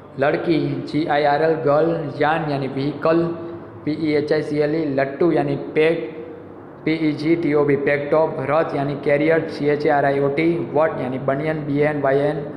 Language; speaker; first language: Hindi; non-native, local second language; Gujarati